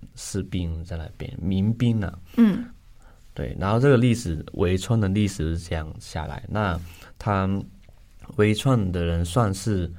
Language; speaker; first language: Chinese; non-native, local second language; Cantonese